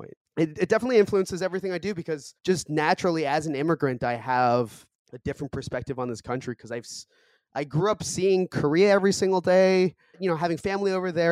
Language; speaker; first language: English; early bilingual, other home language; Korean